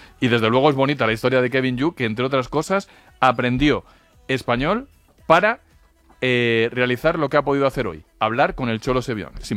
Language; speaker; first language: Spanish; native; Spanish